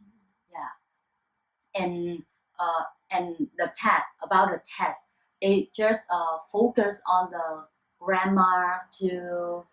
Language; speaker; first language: English; non-native, learner; Vietnamese